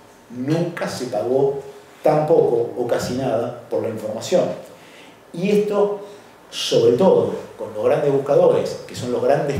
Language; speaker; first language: Spanish; native; Spanish